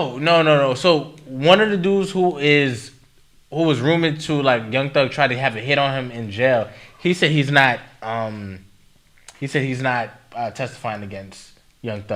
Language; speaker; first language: English; native; English